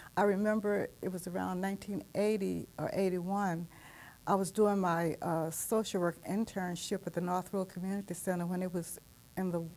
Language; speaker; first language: English; native; English